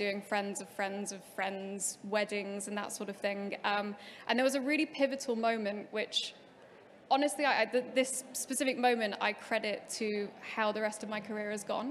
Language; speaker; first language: English; native; English